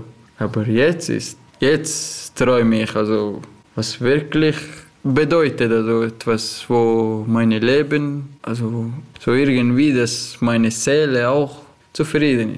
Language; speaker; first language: German; non-native, learner; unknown